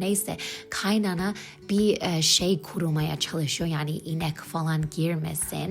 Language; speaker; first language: Turkish; non-native, learner; English